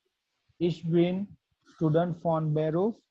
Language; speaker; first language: German; non-native, learner; Gujarati